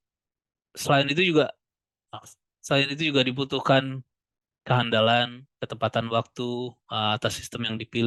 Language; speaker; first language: Indonesian; native; Indonesian